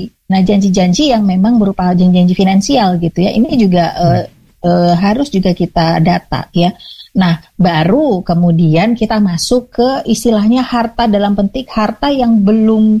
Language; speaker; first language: Indonesian; native; Indonesian